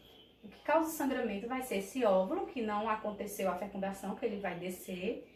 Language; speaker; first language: Portuguese; native; Portuguese